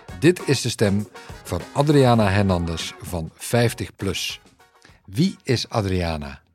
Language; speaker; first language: Dutch; native; Dutch